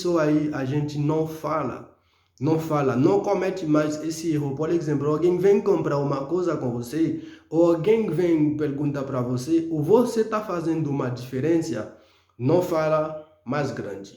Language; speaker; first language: Portuguese; non-native, fluent; Haitian Creole